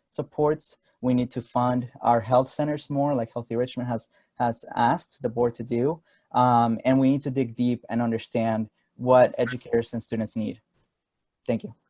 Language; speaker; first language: English; non-native, fluent; Spanish